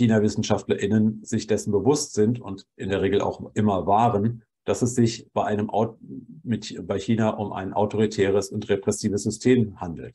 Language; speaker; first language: German; native; German